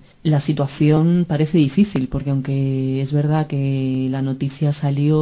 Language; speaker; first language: Spanish; native; Spanish